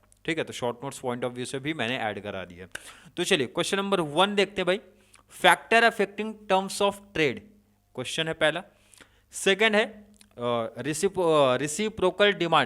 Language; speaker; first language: Hindi; native; Hindi